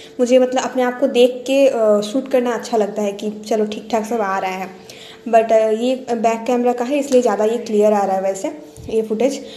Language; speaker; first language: Hindi; non-native, local second language; Bangla